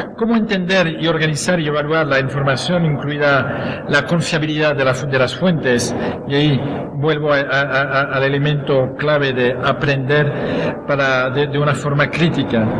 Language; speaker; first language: Spanish; non-native, fluent; French